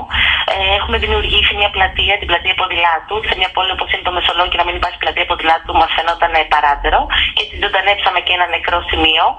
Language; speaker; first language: Greek; native; Greek